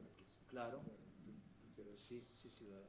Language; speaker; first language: Spanish; non-native, fluent; Italian